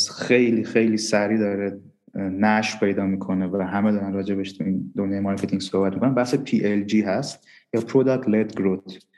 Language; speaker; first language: Persian; non-native, local second language; Armenian